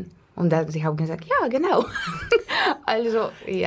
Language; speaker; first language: German; non-native, learner; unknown